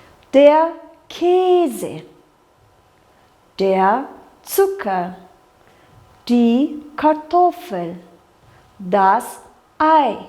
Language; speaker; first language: German; non-native, fluent; Kyrgyz